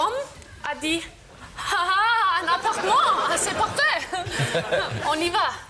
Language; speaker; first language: French; non-native, learner; German